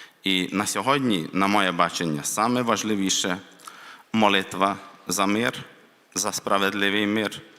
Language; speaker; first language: Ukrainian; non-native, local second language; Hungarian